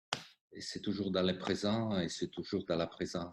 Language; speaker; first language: French; non-native, fluent; Italian